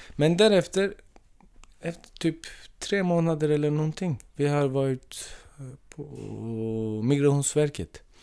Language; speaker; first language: Swedish; non-native, fluent; Turkish